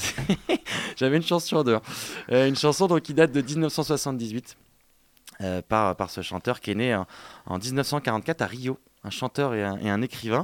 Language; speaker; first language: French; native; French